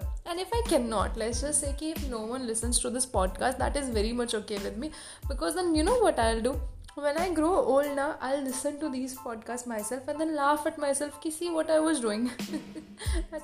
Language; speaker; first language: English; non-native, local second language; Hindi